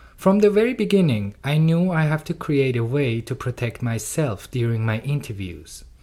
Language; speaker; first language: English; non-native, fluent; Persian